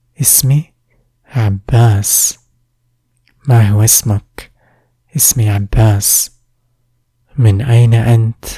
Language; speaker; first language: Arabic; non-native, fluent; English